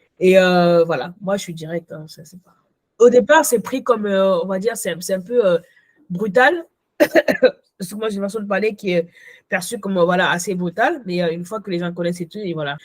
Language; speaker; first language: French; early bilingual, other home language; Ghomala